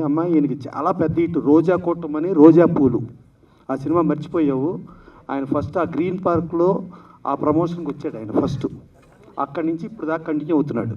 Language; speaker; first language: Telugu; native; Telugu